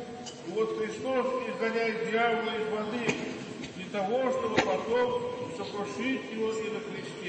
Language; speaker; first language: Russian; native; Russian